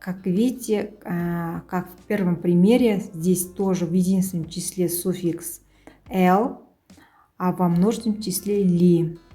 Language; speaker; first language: Russian; non-native, local second language; Kazakh